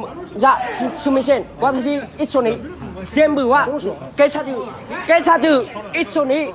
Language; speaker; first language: Japanese; non-native, learner; Vietnamese